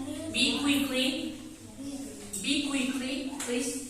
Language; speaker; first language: English; non-native, learner; Russian